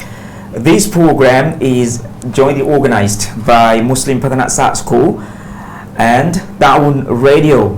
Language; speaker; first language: English; non-native, fluent; Pattani Malay